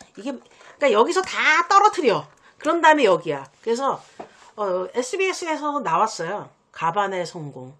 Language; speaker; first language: Korean; native; Korean